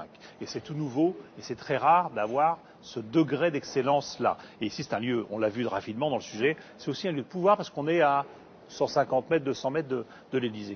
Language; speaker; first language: French; native; French